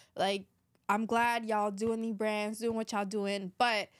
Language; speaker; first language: English; native; English